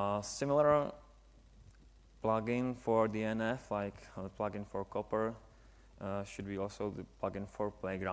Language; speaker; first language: English; non-native, fluent; Czech